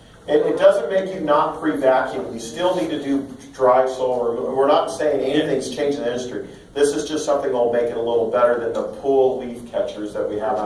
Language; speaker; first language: English; native; English